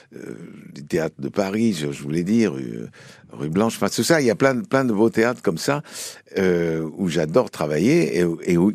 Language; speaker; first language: French; native; French